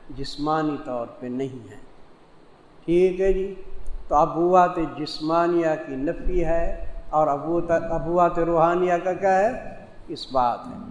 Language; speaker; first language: Urdu; non-native, local second language; Punjabi